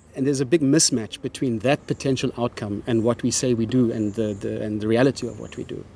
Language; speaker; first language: English; native; English